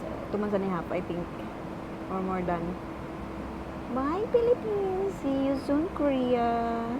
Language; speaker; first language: English; non-native, local second language; Cebuano